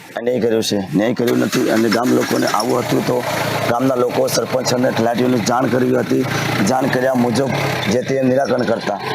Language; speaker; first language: Gujarati; native; Gujarati